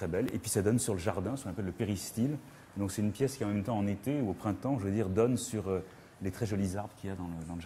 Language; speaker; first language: French; native; French